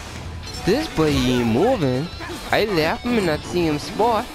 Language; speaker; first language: English; native; English